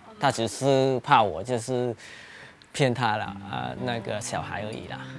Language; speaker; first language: Chinese; non-native, fluent; Vietnamese